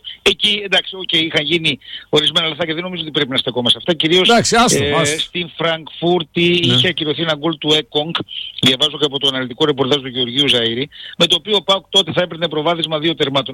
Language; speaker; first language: Greek; native; Greek